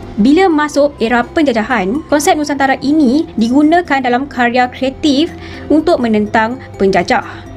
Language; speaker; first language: Malay; native; Malay